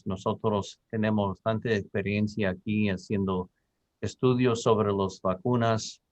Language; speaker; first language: Spanish; non-native, fluent; English